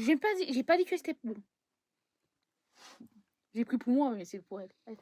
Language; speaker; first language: French; native; French